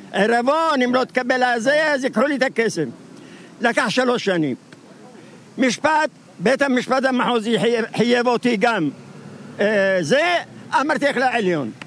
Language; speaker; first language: Hebrew; non-native, fluent; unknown